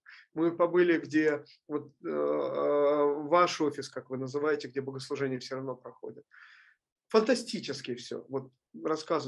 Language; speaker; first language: Russian; native; Russian